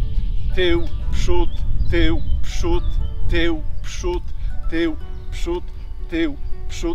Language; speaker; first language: Polish; native; Polish